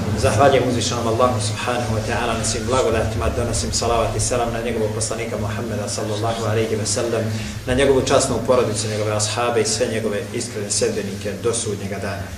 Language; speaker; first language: Bosnian; native; Bosnian